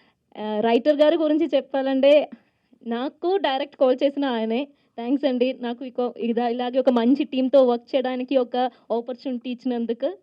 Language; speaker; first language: Telugu; non-native, local second language; Malayalam